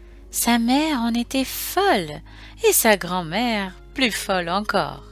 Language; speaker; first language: French; native; French